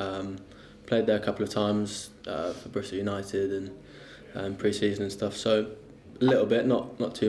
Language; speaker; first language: English; native; English